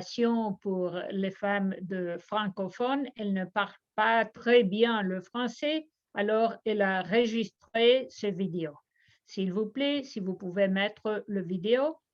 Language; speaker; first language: French; non-native, fluent; Spanish